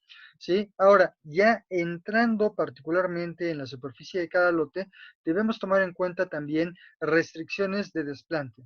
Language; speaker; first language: Spanish; native; Spanish